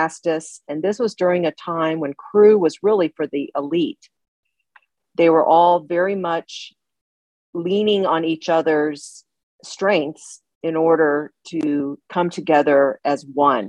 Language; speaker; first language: English; early bilingual, other home language; Chinese